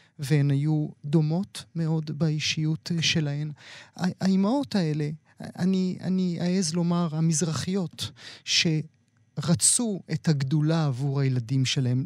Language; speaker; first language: Hebrew; native; Hebrew